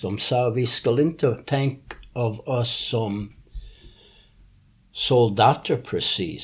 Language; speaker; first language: Swedish; early bilingual, heritage; English